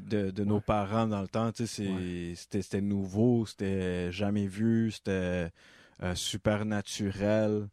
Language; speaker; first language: French; native; French